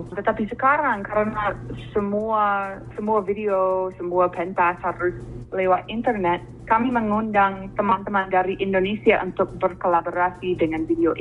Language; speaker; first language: Indonesian; non-native, fluent; English